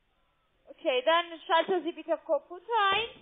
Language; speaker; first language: German; non-native, learner; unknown